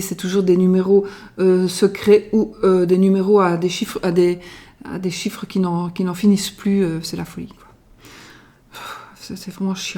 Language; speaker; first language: French; native; French